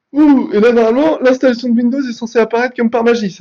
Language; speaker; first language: French; native; French